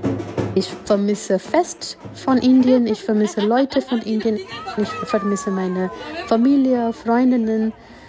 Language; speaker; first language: German; non-native, learner; Gujarati